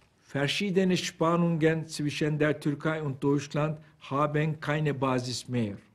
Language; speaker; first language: German; non-native, fluent; Turkish